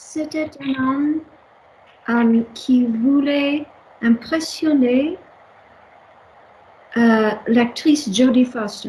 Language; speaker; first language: French; non-native, learner; English